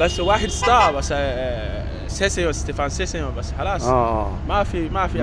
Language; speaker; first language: Arabic; non-native, learner; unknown